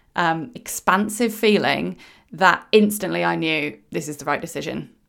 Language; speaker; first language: English; native; English